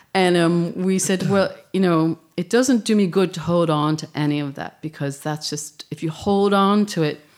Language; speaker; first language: English; native; English